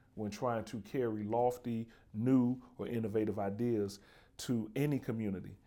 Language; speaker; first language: English; native; English